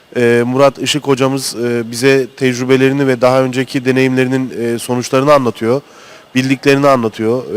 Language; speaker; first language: Turkish; native; Turkish